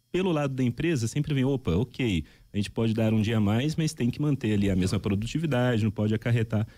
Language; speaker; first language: Portuguese; native; Portuguese